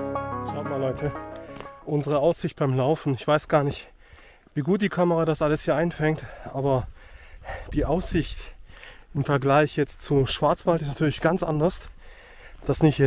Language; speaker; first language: German; native; German